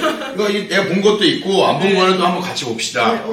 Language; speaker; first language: Korean; native; Korean